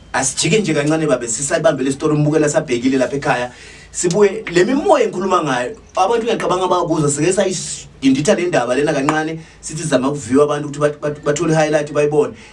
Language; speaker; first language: Zulu; native; Zulu